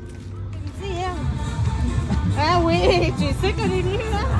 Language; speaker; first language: French; native; French